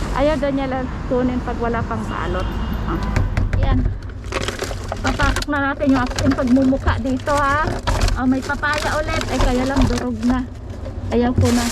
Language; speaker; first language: Filipino; native; Filipino